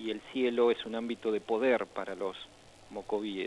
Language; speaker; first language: Spanish; native; Spanish